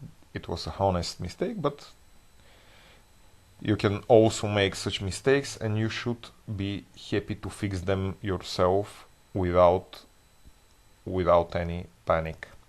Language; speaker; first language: English; non-native, fluent; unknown